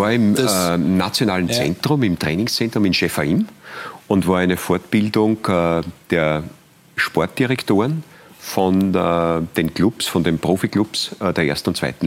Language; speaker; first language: German; native; German